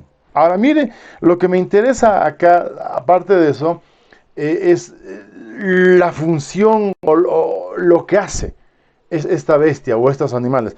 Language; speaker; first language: Spanish; native; Spanish